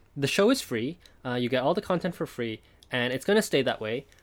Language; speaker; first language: English; non-native, fluent; Chinese